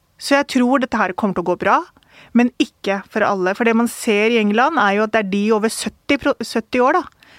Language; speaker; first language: Norwegian; early bilingual, other home language; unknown